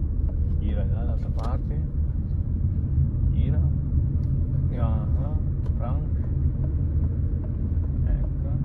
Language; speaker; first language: Italian; non-native, learner; Filipino